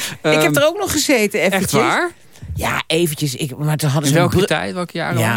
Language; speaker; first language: Dutch; native; Dutch